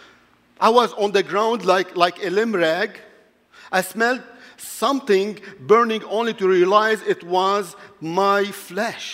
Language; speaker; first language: English; non-native, fluent; Arabic